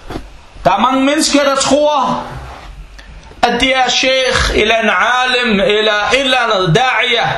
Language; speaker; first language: Danish; non-native, fluent; Arabic